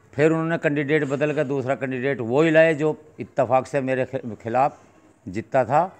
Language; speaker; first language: Hindi; native; Hindi